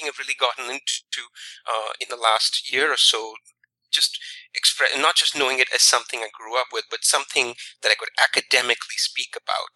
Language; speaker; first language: English; non-native, local second language; Punjabi